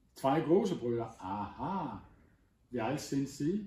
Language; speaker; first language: German; non-native, fluent; Danish